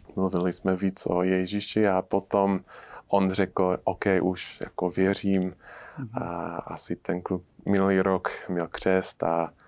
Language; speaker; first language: Czech; non-native, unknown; English